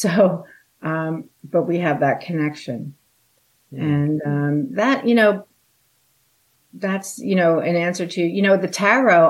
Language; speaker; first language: English; native; English